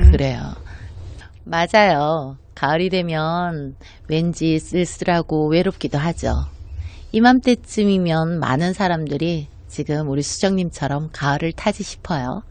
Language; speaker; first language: Korean; native; Korean